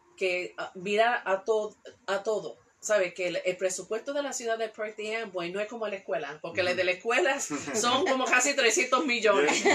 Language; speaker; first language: Spanish; early bilingual, heritage; Spanish